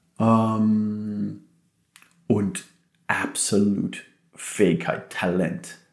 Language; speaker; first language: German; non-native, fluent; English